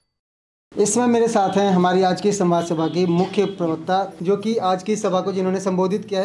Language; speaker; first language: Hindi; native; Hindi